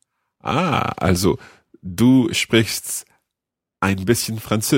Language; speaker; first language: German; non-native, learner; English